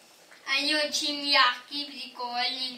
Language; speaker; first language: Russian; early bilingual, other home language; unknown